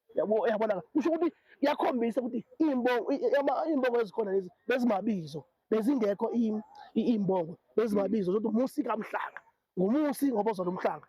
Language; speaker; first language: Zulu; non-native, local second language; South Ndebele